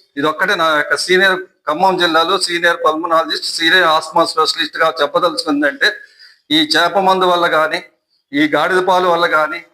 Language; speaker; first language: Telugu; native; Telugu